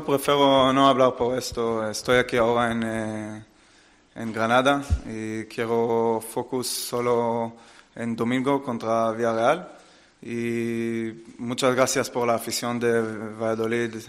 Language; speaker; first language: Spanish; non-native, learner; Hebrew